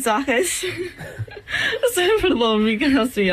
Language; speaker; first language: Spanish; non-native, learner; English